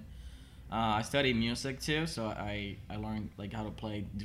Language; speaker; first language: English; non-native, fluent; Spanish